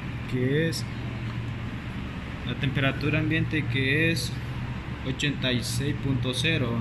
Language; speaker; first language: Spanish; native; Spanish